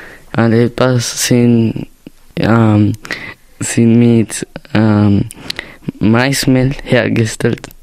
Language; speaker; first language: German; non-native, learner; Spanish